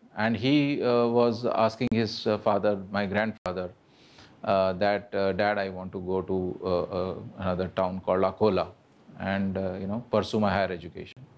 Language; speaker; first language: English; non-native, local second language; Marathi